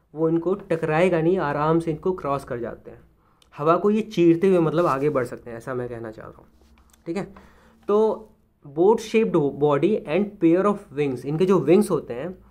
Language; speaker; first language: Hindi; native; Hindi